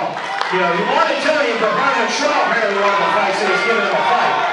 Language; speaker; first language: English; native; English